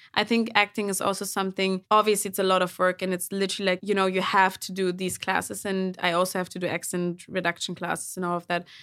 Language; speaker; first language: English; non-native, fluent; German